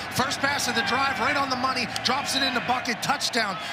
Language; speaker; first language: English; native; English